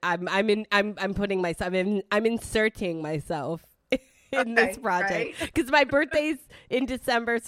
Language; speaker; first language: English; early bilingual, other home language; Italian